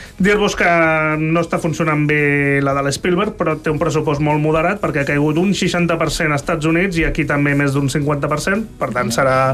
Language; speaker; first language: Catalan; native; Catalan